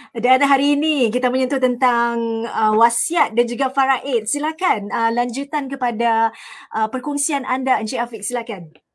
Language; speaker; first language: Malay; native; Malay